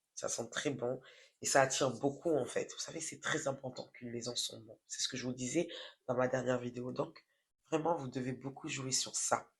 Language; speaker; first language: French; non-native, local second language; Wolof